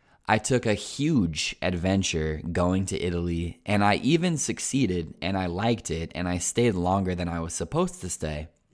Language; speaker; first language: English; native; English